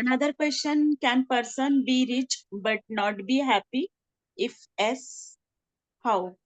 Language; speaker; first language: English; non-native, learner; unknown